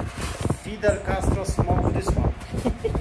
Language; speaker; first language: English; non-native, learner; Polish